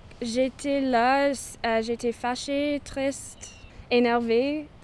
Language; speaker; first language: French; non-native, local second language; English